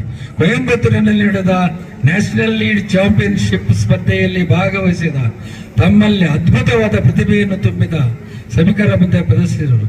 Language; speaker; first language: Kannada; native; Kannada